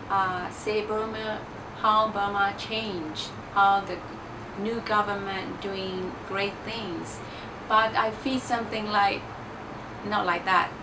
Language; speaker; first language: English; non-native, learner; Burmese